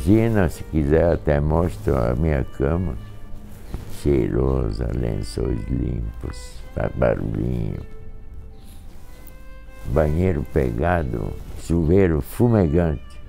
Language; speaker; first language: Portuguese; non-native, fluent; Hungarian